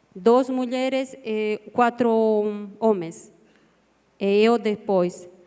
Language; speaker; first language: Portuguese; non-native, learner; Spanish